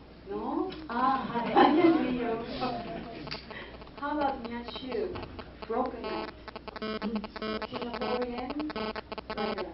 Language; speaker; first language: English; non-native, fluent; Japanese